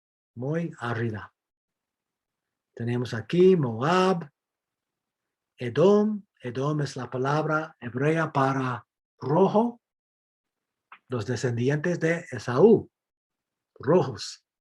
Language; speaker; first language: Spanish; non-native, fluent; English